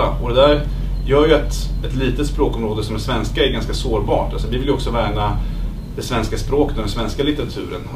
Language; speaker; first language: Swedish; native; Swedish